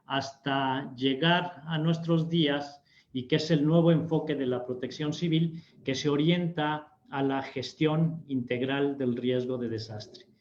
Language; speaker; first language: Spanish; native; Spanish